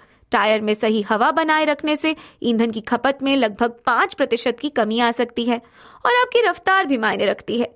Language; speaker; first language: Hindi; native; Hindi